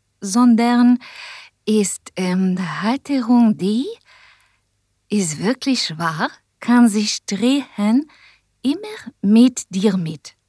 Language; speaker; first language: German; non-native, learner; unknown